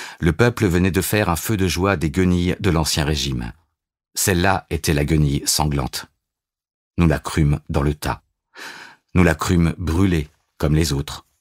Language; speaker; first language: French; native; French